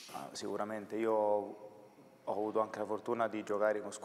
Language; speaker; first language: Italian; native; Italian